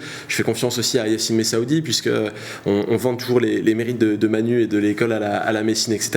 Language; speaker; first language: French; native; French